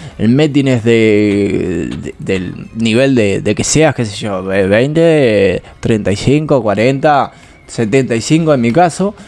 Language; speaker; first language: Spanish; native; Spanish